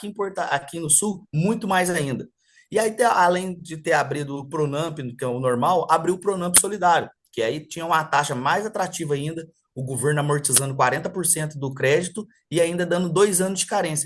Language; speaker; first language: Portuguese; native; Portuguese